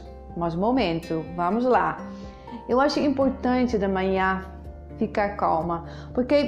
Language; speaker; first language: Portuguese; non-native, fluent; Dutch